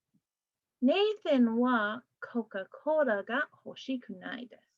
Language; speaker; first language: Japanese; non-native, fluent; English